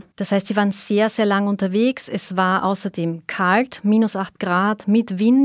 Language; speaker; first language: German; native; German